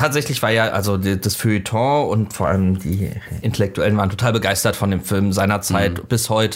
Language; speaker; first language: German; native; German